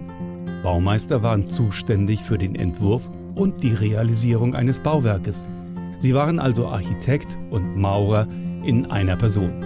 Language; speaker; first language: German; native; German